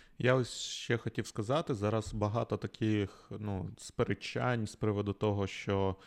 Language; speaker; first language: Ukrainian; non-native, local second language; Russian